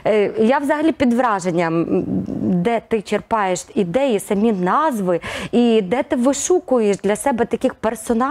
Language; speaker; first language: Ukrainian; native; Ukrainian